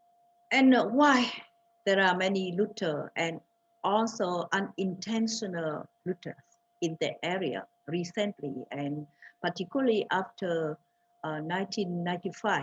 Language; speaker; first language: English; non-native, fluent; Vietnamese